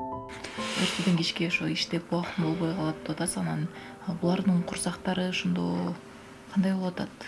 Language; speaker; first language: Kyrgyz; native; Kyrgyz